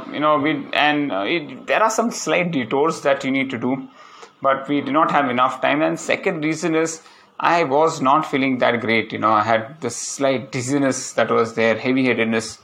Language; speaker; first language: English; non-native, local second language; Malayalam